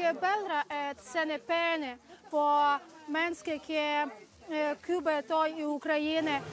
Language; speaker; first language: Danish; non-native, learner; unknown